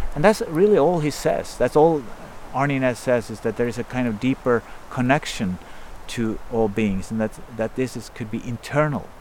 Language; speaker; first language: English; non-native, fluent; Norwegian